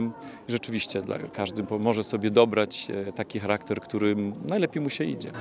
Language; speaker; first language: Polish; native; Polish